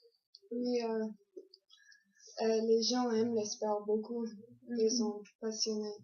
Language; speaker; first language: French; non-native, learner; English